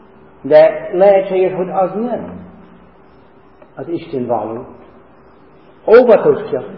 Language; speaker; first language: Hungarian; non-native, learner; English